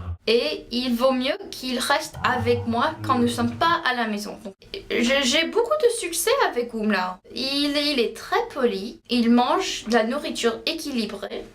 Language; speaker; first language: French; non-native, learner; English